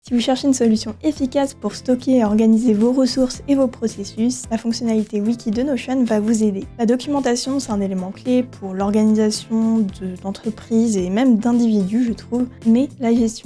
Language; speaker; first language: French; native; French